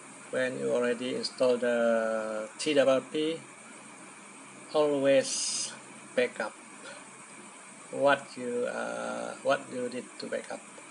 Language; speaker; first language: English; non-native, local second language; Malay